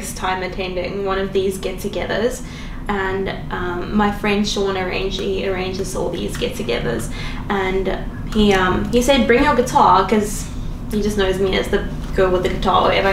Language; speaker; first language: English; non-native, local second language; Afrikaans